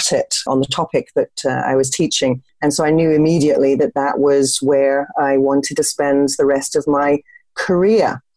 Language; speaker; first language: English; native; English